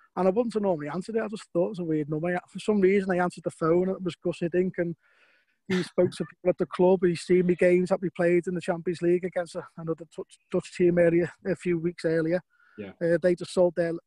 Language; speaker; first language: English; native; English